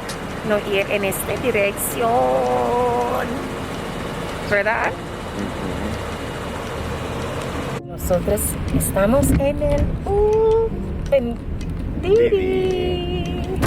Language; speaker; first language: Spanish; non-native, learner; English